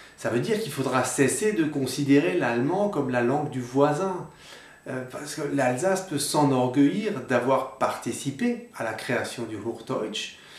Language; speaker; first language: French; native; French